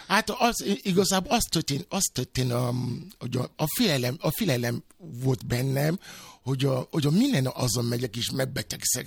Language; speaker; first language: Hungarian; non-native, fluent; Yoruba